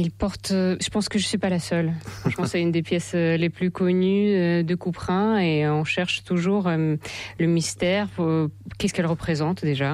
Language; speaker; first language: French; non-native, fluent; Russian